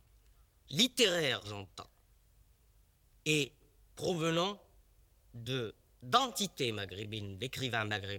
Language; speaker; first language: French; non-native, local second language; Tachelhit